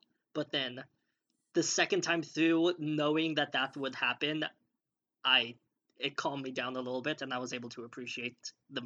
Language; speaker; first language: English; native; English